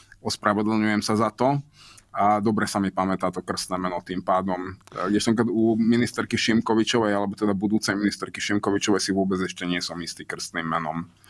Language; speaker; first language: Slovak; non-native, local second language; Hungarian